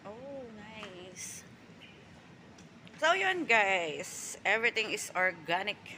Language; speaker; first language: English; non-native, local second language; Filipino